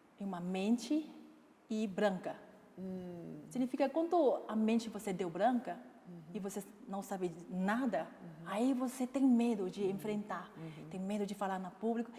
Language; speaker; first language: Portuguese; non-native, fluent; Chinese